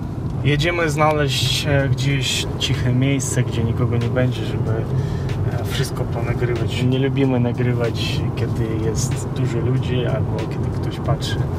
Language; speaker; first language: Polish; non-native, fluent; Ukrainian